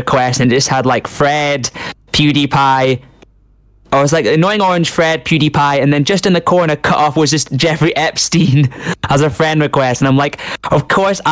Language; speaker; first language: English; native; English